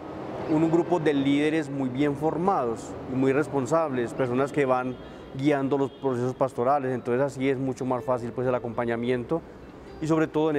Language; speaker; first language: Spanish; native; Spanish